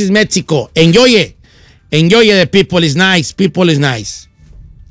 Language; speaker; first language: English; non-native, learner; Spanish